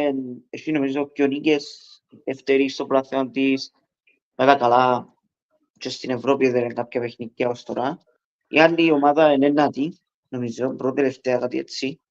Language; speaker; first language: Greek; early bilingual, heritage; Greek